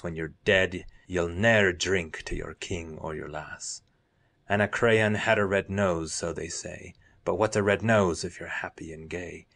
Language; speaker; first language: English; native; English